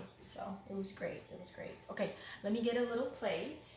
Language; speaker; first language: English; native; English